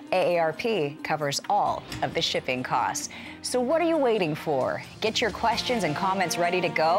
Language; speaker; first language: English; native; English